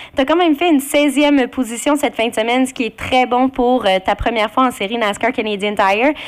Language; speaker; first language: French; native; French